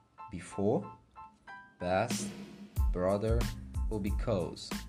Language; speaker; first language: English; non-native, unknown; Portuguese